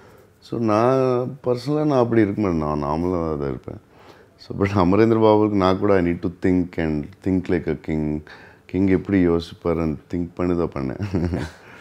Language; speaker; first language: Tamil; non-native, learner; Telugu